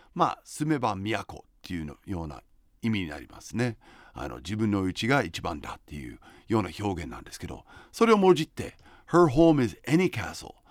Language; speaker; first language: Japanese; non-native, fluent; English